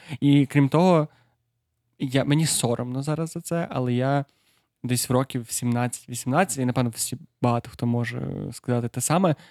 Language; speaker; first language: Ukrainian; non-native, local second language; Russian